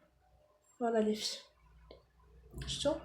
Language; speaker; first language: Arabic; native; Arabic